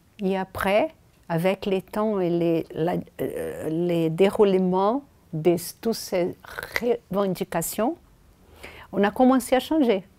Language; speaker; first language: French; non-native, fluent; Portuguese